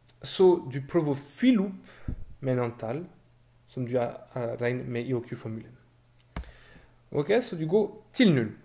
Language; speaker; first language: Norwegian; non-native, fluent; French